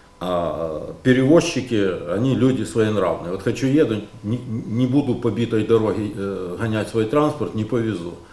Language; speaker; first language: Russian; native; Russian